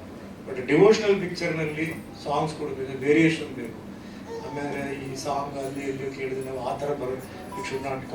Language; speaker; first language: Kannada; non-native, fluent; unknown